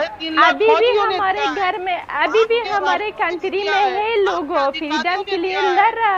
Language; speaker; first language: Hindi; non-native, fluent; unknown